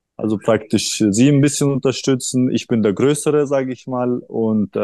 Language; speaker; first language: German; early bilingual, other home language; Russian